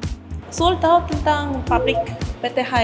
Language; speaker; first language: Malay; non-native, fluent; Korean